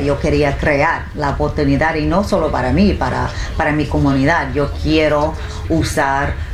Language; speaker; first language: Spanish; non-native, learner; English